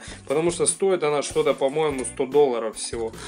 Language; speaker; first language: Russian; native; Russian